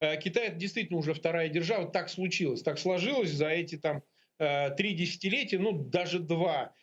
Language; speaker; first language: Russian; native; Russian